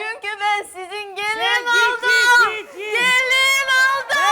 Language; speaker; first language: Turkish; non-native, learner; Russian